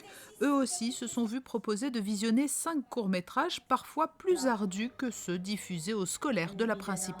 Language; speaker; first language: French; native; French